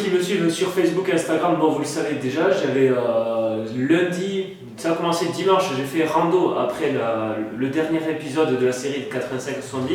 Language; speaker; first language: French; native; French